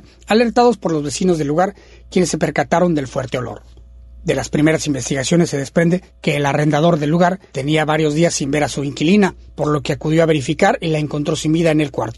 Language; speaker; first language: Spanish; native; Spanish